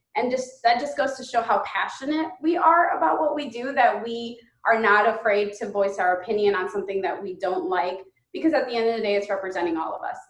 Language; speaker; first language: English; early bilingual, other home language; Spanish